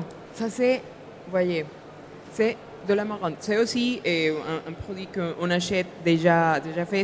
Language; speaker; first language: French; non-native, fluent; Spanish